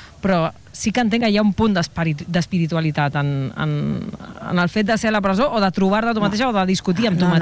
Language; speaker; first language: Catalan; native; Catalan